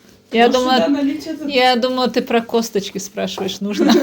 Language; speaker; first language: Russian; non-native, fluent; Azerbaijani